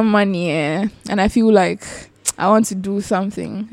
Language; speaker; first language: English; non-native, local second language; Akan